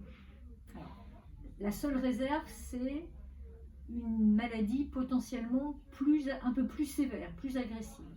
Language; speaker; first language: French; native; French